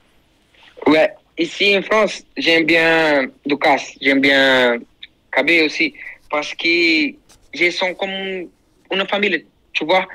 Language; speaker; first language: French; non-native, learner; Portuguese